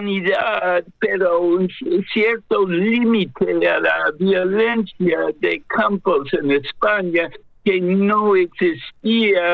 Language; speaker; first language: Spanish; non-native, fluent; English